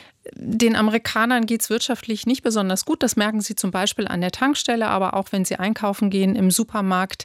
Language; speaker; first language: German; native; German